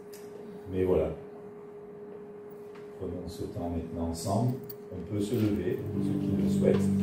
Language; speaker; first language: French; native; French